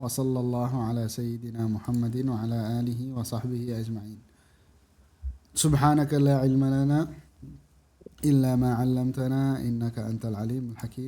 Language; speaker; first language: Arabic; non-native, fluent; Indonesian